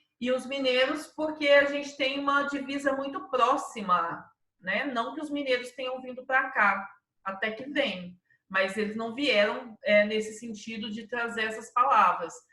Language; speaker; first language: Portuguese; native; Portuguese